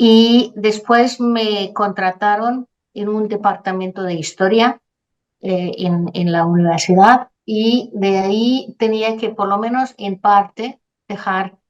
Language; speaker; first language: Spanish; non-native, fluent; Danish